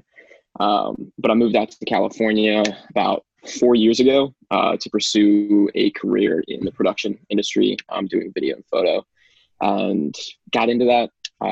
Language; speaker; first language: English; native; English